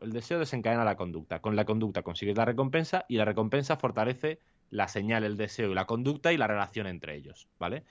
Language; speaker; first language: Spanish; native; Spanish